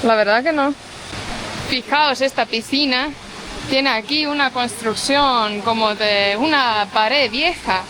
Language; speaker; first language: Spanish; non-native, fluent; Portuguese